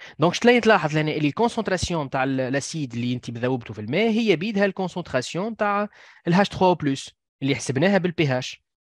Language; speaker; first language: French; non-native, local second language; Arabic